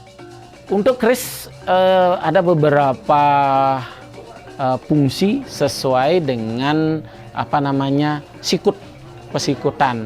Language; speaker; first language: Indonesian; native; Indonesian